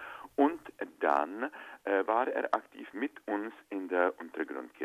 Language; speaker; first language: German; non-native, fluent; Czech